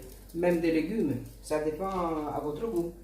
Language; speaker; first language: French; non-native, fluent; Italian